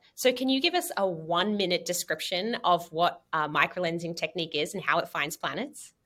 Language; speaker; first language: English; native; English